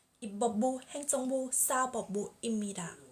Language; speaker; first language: Korean; non-native, learner; Thai